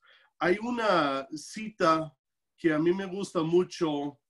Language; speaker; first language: Spanish; non-native, local second language; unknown